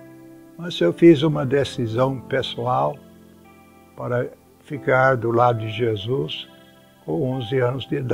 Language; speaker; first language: Portuguese; non-native, fluent; English